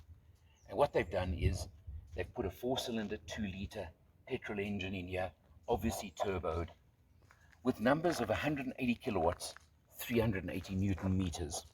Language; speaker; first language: English; native; English